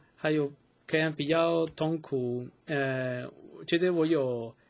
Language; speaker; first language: Chinese; non-native, fluent; Spanish